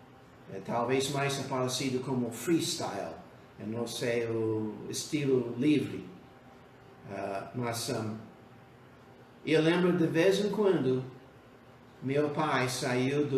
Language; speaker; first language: Portuguese; non-native, fluent; English